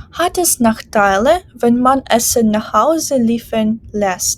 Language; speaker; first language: German; non-native, fluent; Ukrainian